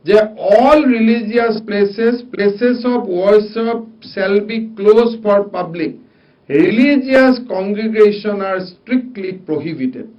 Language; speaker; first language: English; non-native, local second language; Assamese